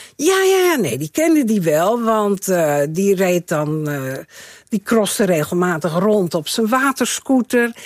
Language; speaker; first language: Dutch; native; Dutch